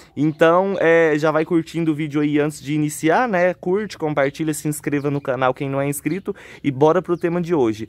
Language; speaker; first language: Portuguese; native; Portuguese